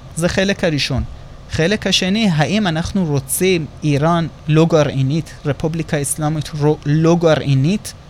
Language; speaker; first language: Hebrew; non-native, fluent; Persian